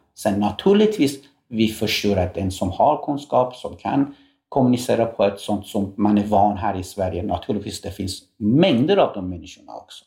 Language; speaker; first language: Swedish; non-native, fluent; Persian